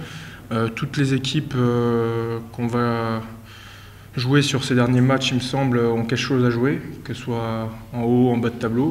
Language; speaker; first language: French; native; French